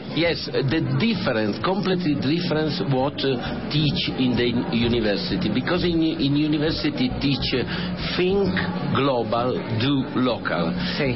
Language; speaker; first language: English; non-native, learner; Italian